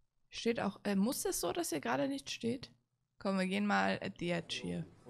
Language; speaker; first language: German; native; German